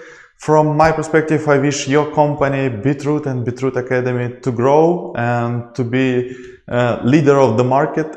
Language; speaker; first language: English; non-native, learner; Ukrainian